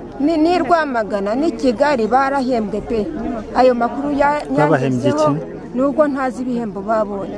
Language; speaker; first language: Kinyarwanda; early bilingual, heritage; Kinyarwanda